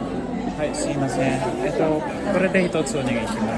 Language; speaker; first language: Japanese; non-native, learner; Filipino